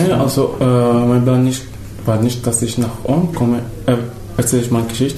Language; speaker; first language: German; non-native, fluent; Arabic